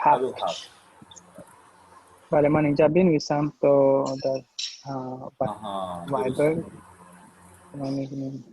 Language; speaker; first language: Persian; non-native, learner; Urdu